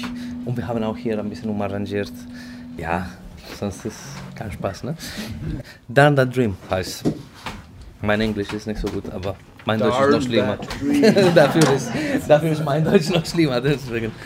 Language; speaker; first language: German; non-native, fluent; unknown